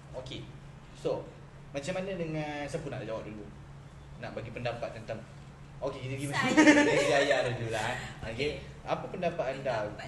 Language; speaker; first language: Malay; native; Malay